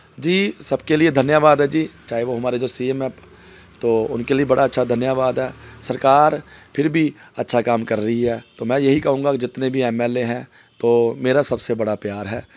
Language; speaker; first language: Hindi; non-native, local second language; Punjabi